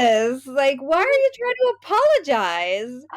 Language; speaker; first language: English; native; English